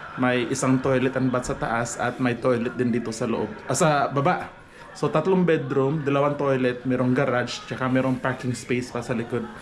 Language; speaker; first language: Filipino; non-native, local second language; Cebuano